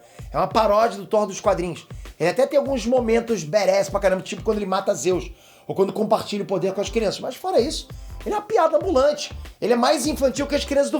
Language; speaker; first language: Portuguese; native; Portuguese